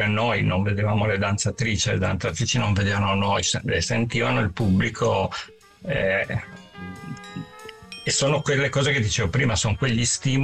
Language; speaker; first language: Italian; native; Italian